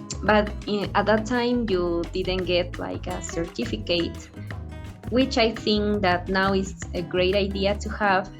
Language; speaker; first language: English; non-native, fluent; Spanish